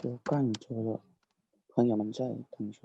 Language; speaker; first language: Chinese; non-native, learner; Indonesian